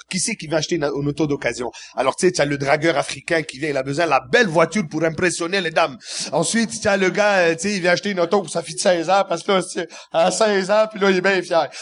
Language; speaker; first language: French; early bilingual, other home language; Arabic